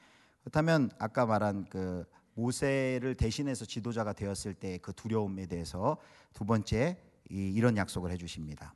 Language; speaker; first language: Korean; native; Korean